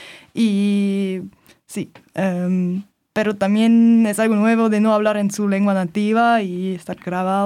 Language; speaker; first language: Spanish; non-native, learner; German